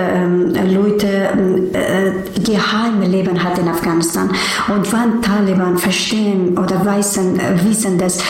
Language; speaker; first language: German; non-native, learner; Persian